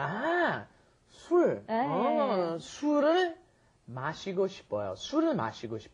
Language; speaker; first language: Korean; non-native, fluent; English